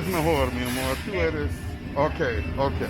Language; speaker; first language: Spanish; non-native, learner; English